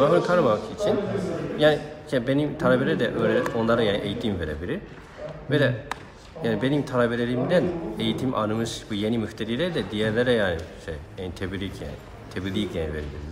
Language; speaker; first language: Turkish; non-native, fluent; Japanese